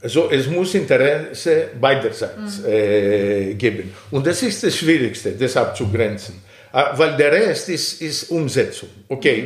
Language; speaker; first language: German; non-native, fluent; Greek